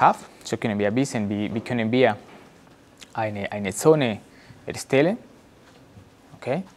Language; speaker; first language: German; non-native, learner; Spanish